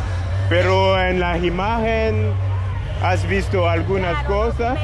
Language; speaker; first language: Spanish; non-native, learner; French